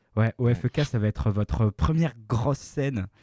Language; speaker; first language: French; native; French